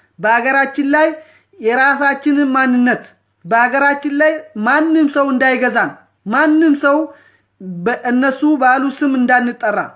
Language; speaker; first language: Amharic; non-native, local second language; Oromo